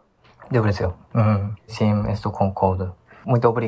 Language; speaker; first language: Portuguese; non-native, learner; Japanese